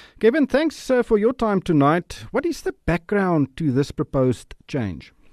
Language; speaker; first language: English; non-native, local second language; Afrikaans